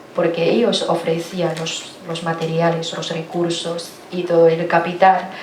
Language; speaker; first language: Spanish; non-native, fluent; Chinese